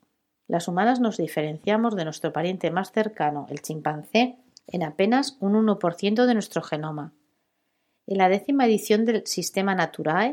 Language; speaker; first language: Spanish; native; Spanish